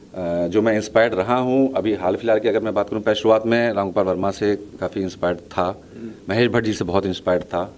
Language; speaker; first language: Hindi; native; Hindi